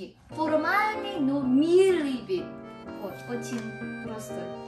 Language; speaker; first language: Russian; non-native, fluent; Korean